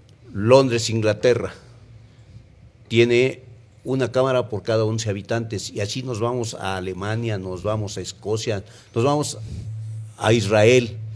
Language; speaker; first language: Spanish; native; Spanish